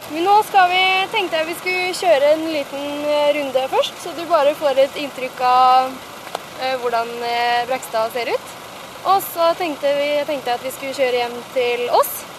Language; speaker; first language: Norwegian; native; Norwegian